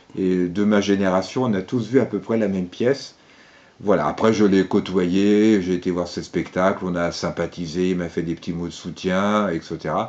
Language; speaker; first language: French; native; French